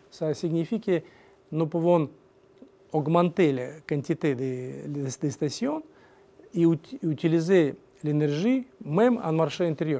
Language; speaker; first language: French; non-native, learner; Russian